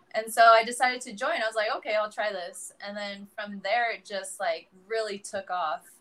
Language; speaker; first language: English; native; English